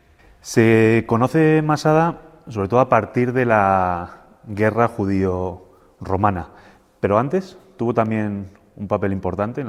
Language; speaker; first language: Spanish; native; Spanish